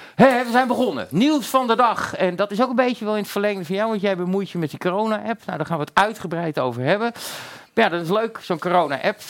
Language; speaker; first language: Dutch; native; Dutch